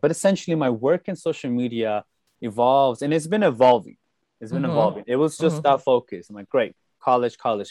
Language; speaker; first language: English; native; English